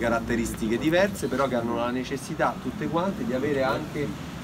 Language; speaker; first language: Italian; native; Italian